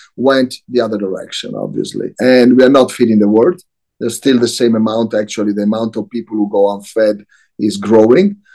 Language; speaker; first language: English; non-native, fluent; Italian